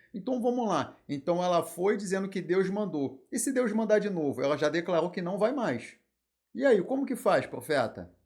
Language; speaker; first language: Portuguese; native; Portuguese